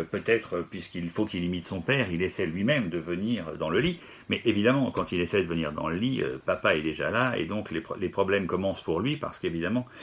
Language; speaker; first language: French; native; French